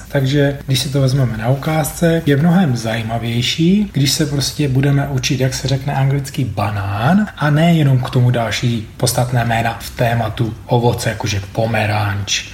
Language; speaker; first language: Czech; native; Czech